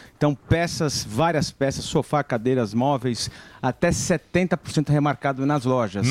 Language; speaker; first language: Portuguese; native; Portuguese